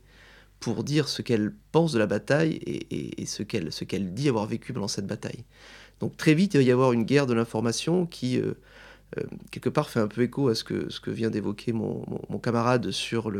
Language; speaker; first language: French; native; French